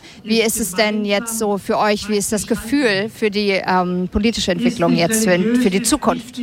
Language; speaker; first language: German; native; German